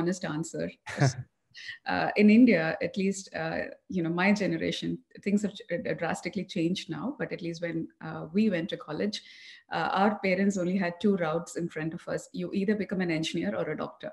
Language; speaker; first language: English; non-native, local second language; Tamil